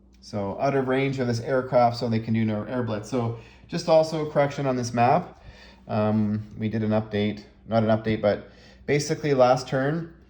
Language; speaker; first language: English; native; English